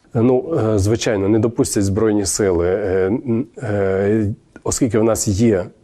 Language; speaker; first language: Ukrainian; native; Ukrainian